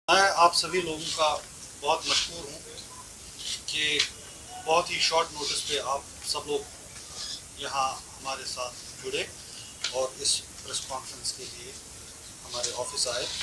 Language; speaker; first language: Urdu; non-native, local second language; Kashmiri